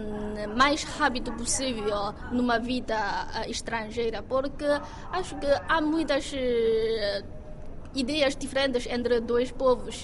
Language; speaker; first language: Portuguese; non-native, fluent; Chinese